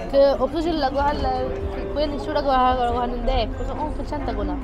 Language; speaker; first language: Korean; non-native, fluent; Arabic